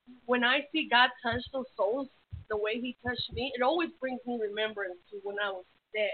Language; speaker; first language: English; early bilingual, other home language; Spanish